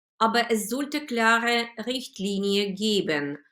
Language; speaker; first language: German; non-native, fluent; Ukrainian